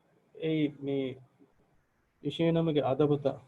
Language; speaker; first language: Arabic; non-native, learner; Divehi